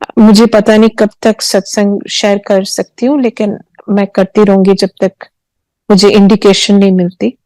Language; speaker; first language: Hindi; early bilingual, heritage; Hindi